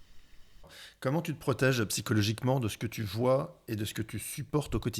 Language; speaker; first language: French; native; French